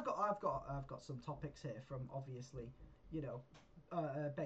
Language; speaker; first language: English; native; English